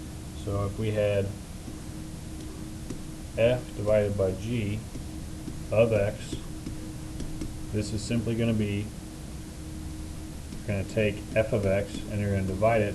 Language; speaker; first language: English; native; English